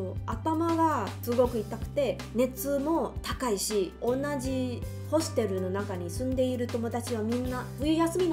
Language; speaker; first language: Japanese; non-native, learner; Chinese